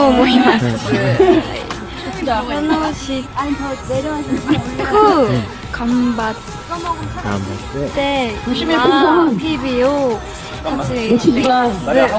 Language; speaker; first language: Japanese; non-native, learner; Korean